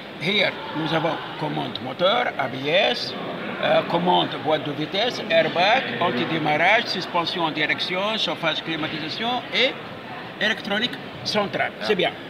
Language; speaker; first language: French; non-native, local second language; Arabic